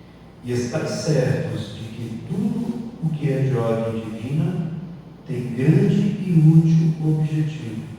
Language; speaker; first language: Portuguese; native; Portuguese